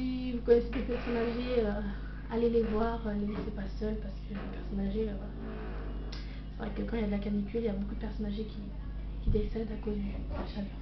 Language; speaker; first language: French; native; French